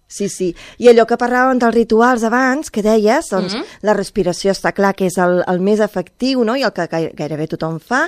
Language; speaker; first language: Catalan; native; Catalan